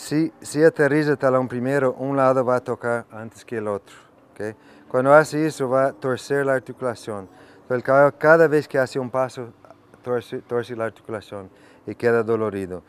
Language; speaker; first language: Spanish; non-native, fluent; English